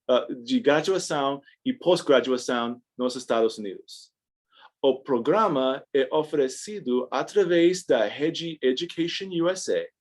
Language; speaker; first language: Portuguese; non-native, fluent; English